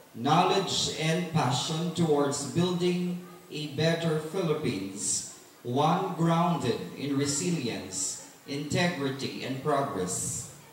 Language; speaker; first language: English; non-native, local second language; Filipino